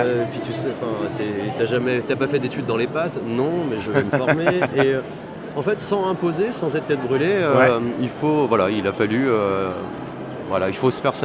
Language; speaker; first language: French; native; French